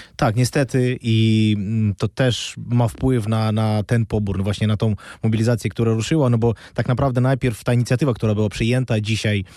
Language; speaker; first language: Polish; non-native, fluent; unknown